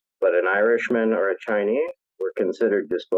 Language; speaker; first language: English; native; English